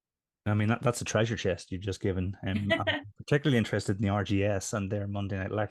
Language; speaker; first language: English; native; English